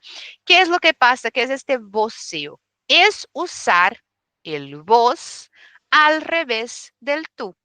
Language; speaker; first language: Spanish; non-native, fluent; Portuguese